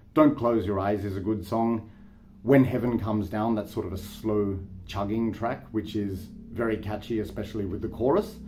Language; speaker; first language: English; native; English